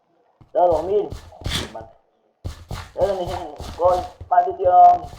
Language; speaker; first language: Spanish; native; Spanish